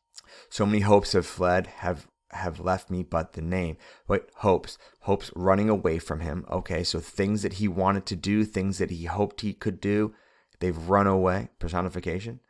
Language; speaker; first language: English; native; English